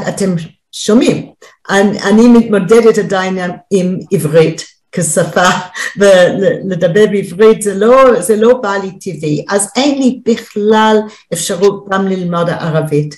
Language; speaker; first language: Hebrew; non-native, fluent; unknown